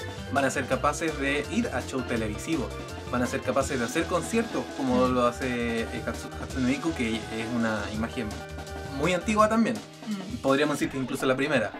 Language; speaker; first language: Spanish; native; Spanish